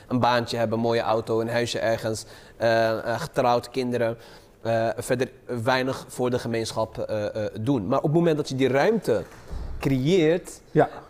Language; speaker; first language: Dutch; early bilingual, other home language; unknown